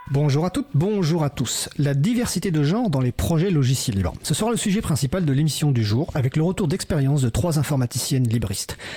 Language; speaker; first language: French; native; French